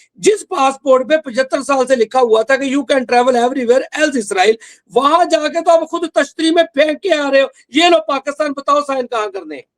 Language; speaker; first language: Urdu; non-native, local second language; Punjabi